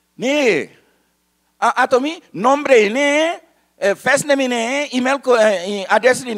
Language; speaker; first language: Spanish; non-native, fluent; Haitian Creole